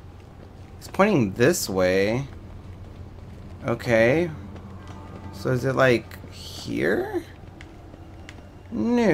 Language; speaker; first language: English; native; English